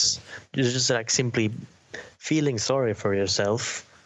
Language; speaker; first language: English; non-native, fluent; Norwegian